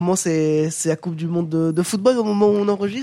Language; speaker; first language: French; native; French